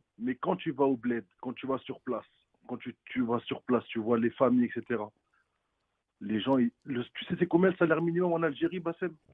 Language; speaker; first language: French; early bilingual, other home language; Kabyle